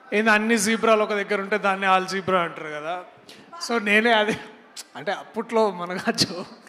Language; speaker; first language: Telugu; native; Telugu